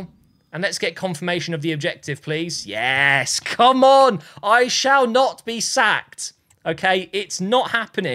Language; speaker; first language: English; native; English